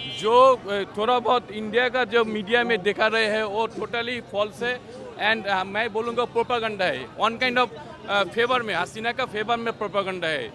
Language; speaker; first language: Hindi; non-native, fluent; Bangla